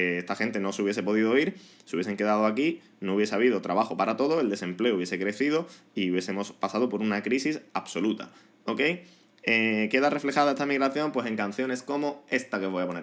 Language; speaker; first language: Spanish; native; Spanish